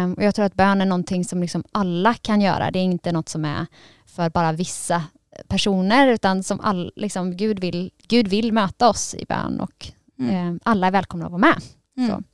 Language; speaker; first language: Swedish; native; Swedish